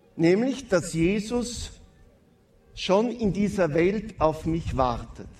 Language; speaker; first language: German; native; German